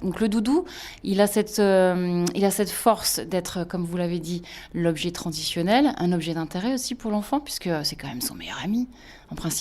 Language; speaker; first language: French; native; French